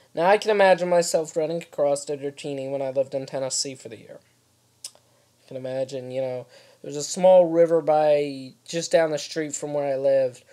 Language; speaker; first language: English; native; English